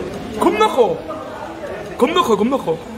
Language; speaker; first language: Korean; native; Korean